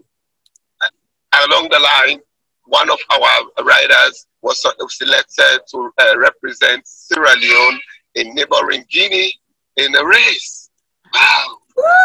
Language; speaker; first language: English; non-native, local second language; Krio